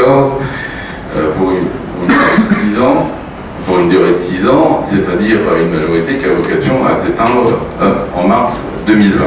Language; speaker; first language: French; native; French